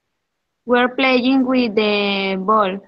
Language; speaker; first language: English; non-native, learner; Spanish